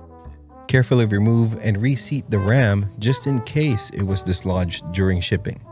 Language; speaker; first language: English; native; English